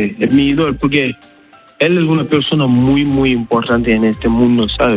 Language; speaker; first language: Spanish; non-native, learner; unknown